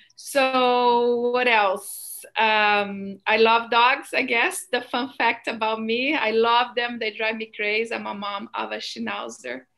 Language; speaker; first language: English; non-native, fluent; Portuguese